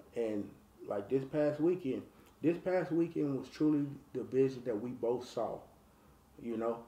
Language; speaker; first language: English; native; English